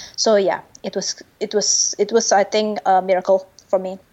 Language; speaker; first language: English; non-native, fluent; Indonesian